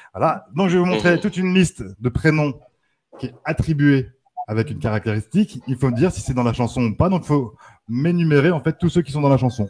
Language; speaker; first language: French; native; French